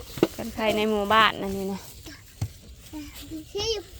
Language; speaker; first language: Thai; non-native, local second language; Northeastern Thai